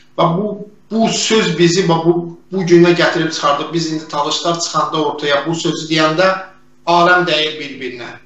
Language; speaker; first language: Azerbaijani; non-native, local second language; Talysh